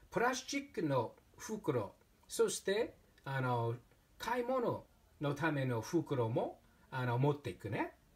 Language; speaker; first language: Japanese; non-native, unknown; English